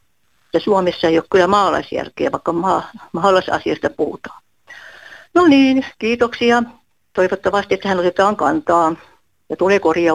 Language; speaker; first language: Finnish; native; Finnish